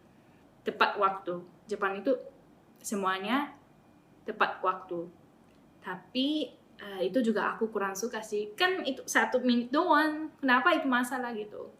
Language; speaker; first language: Indonesian; non-native, fluent; Japanese